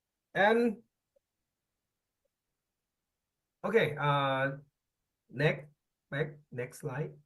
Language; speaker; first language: English; non-native, learner; Thai